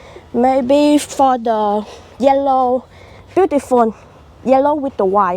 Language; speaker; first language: English; non-native, learner; Vietnamese